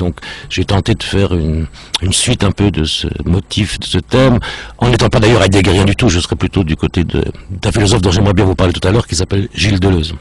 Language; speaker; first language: French; native; French